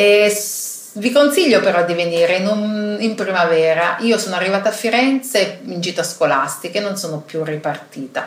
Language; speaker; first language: Italian; native; Italian